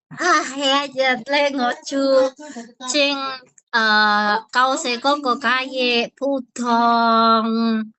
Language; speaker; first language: Cantonese; non-native, learner; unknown